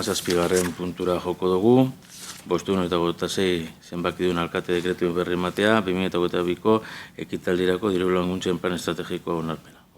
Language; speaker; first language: Basque; native; Basque